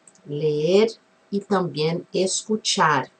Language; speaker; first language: Spanish; non-native, fluent; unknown